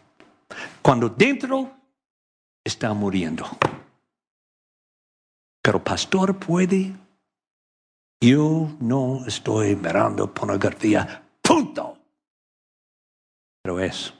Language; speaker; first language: Spanish; non-native, learner; English